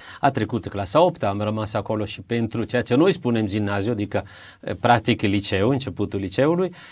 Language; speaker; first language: Romanian; non-native, fluent; Italian